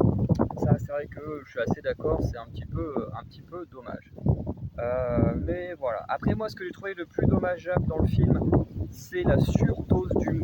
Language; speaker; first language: French; native; French